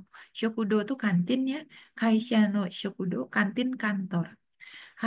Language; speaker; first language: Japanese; non-native, fluent; Indonesian